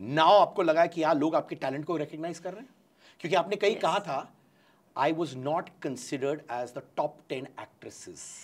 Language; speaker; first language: Hindi; non-native, local second language; Tamil